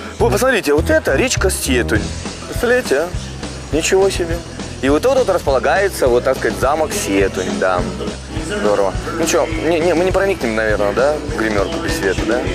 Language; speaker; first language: Russian; native; Russian